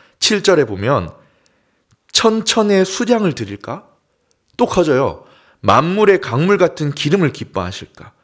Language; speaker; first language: Korean; native; Korean